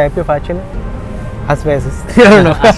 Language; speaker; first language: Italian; non-native, learner; Spanish